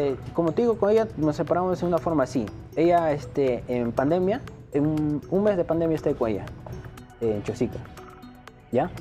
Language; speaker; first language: Spanish; native; Spanish